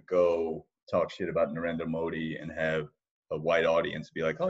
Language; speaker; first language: English; native; English